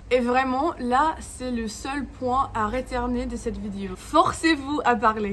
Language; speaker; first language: French; non-native, fluent; English